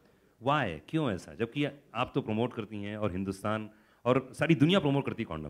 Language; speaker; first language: Hindi; native; Hindi